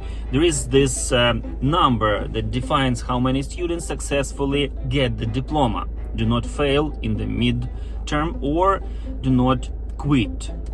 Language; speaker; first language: English; non-native, fluent; Ukrainian